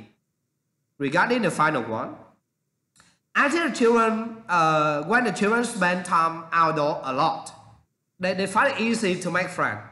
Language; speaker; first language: English; non-native, learner; Vietnamese